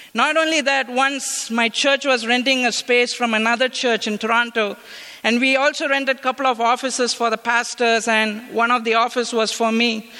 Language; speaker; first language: English; non-native, local second language; Tamil